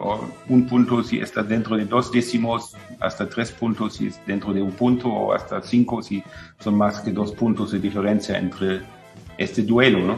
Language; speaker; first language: Spanish; non-native, fluent; German